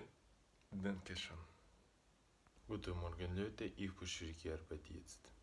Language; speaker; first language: German; non-native, learner; Russian